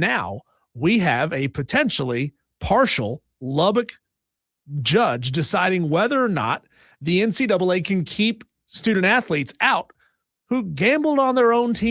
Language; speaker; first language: English; native; English